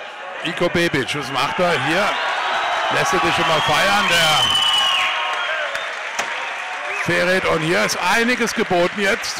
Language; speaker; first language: German; native; German